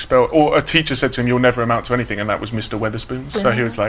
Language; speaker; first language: English; native; English